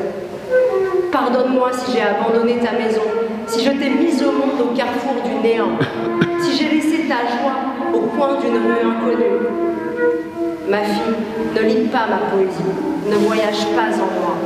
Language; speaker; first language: French; native; French